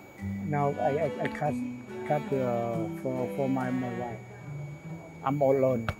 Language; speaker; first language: English; non-native, learner; Thai